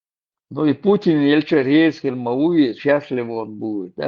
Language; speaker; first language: Russian; non-native, local second language; Chechen